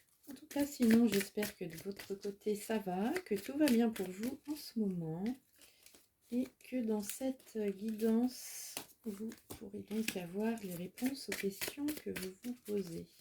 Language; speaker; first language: French; native; French